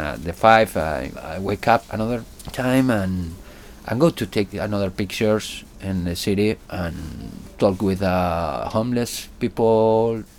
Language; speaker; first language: English; non-native, learner; Spanish